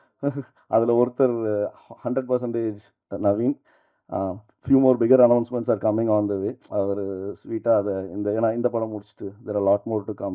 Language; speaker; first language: Tamil; native; Tamil